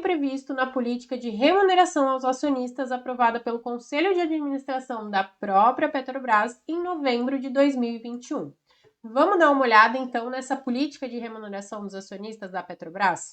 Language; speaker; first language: Portuguese; native; Portuguese